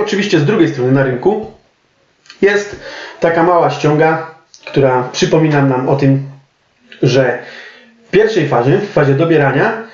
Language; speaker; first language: Polish; native; Polish